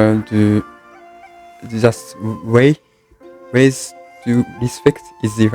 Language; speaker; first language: English; non-native, learner; Japanese